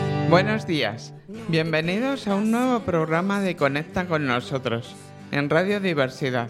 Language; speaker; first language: Spanish; native; Spanish